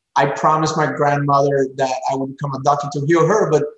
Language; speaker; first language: English; early bilingual, other home language; Spanish